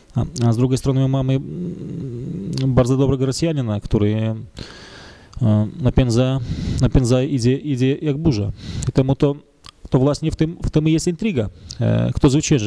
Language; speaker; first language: Polish; non-native, fluent; Russian